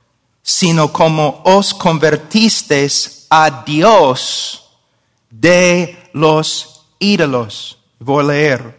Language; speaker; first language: Spanish; non-native, fluent; English